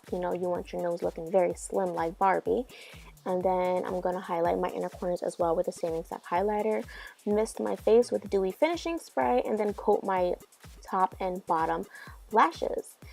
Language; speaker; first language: English; native; English